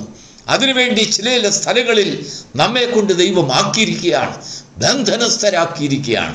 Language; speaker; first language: Malayalam; native; Malayalam